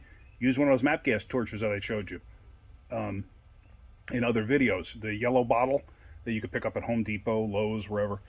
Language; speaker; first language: English; native; English